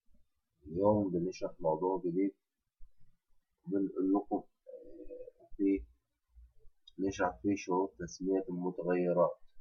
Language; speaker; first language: Arabic; native; Arabic